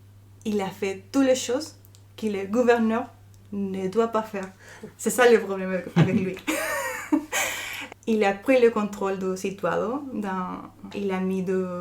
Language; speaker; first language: French; non-native, fluent; Spanish